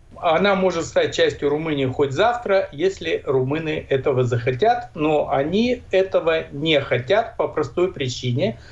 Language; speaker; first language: Russian; native; Russian